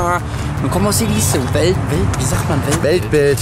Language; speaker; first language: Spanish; non-native, fluent; German